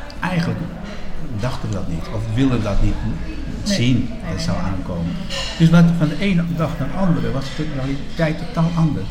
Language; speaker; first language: Dutch; non-native, fluent; Spanish